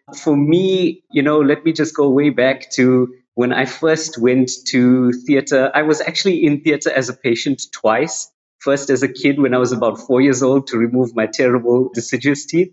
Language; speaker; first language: English; native; English